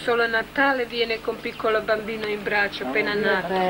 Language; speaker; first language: Italian; non-native, learner; Croatian